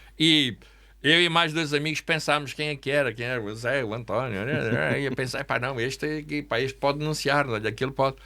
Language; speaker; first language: Portuguese; native; Portuguese